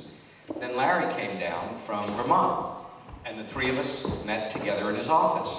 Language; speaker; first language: English; native; English